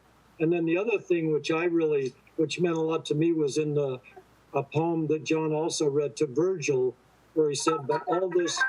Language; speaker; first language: English; native; English